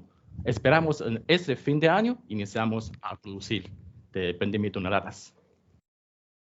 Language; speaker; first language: Spanish; non-native, learner; Chinese